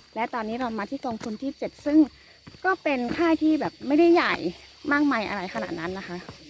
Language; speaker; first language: Thai; non-native, local second language; Karen languages